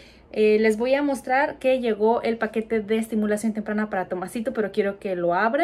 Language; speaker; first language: Spanish; native; Spanish